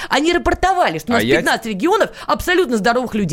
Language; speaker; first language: Russian; native; Russian